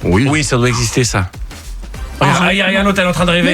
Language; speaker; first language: French; native; French